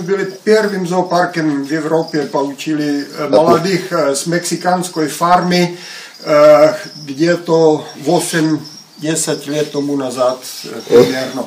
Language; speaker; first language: Russian; non-native, fluent; Czech